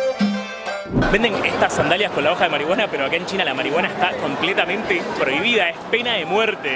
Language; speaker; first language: Spanish; native; Spanish